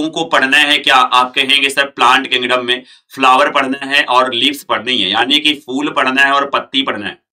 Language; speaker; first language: Hindi; native; Hindi